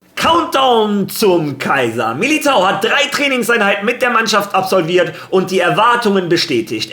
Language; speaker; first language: German; early bilingual, other home language; Spanish